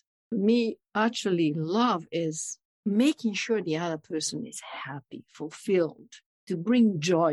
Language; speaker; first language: English; non-native, fluent; Italian